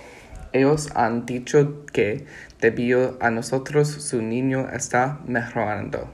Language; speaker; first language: Spanish; non-native, learner; English